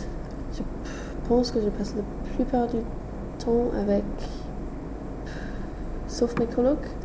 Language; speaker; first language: French; non-native, fluent; English